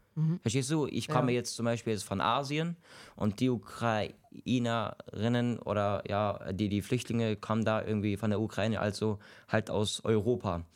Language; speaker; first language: German; early bilingual, other home language; Kurdish